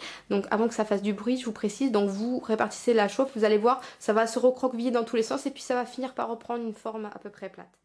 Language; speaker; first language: French; native; French